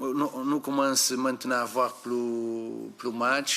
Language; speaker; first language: French; non-native, fluent; Portuguese